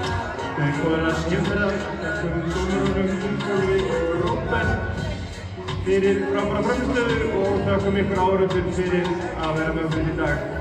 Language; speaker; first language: Icelandic; native; Icelandic